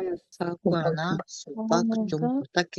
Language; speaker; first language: Korean; non-native, learner; Mongolian